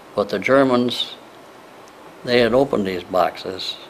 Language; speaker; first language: English; native; English